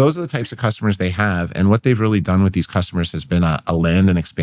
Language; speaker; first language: English; native; English